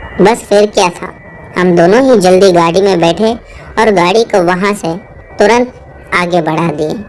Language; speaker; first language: Hindi; native; Hindi